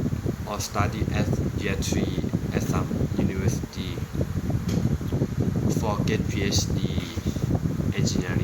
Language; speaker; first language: English; non-native, learner; Thai